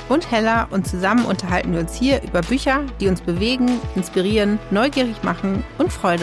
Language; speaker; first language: German; native; German